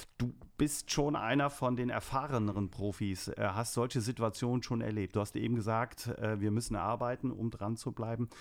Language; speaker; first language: German; native; German